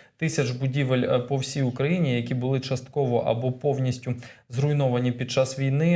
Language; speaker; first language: Ukrainian; native; Ukrainian